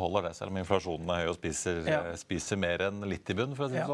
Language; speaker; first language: Norwegian; native; Norwegian